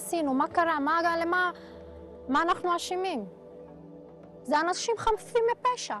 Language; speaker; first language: Hebrew; non-native, local second language; Arabic